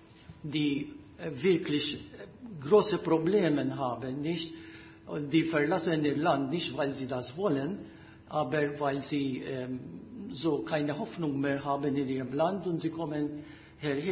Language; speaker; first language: German; non-native, fluent; Maltese